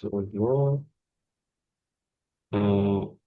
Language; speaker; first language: Korean; non-native, learner; Indonesian